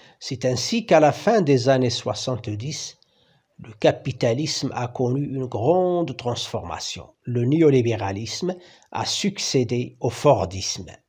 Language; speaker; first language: French; non-native, local second language; Arabic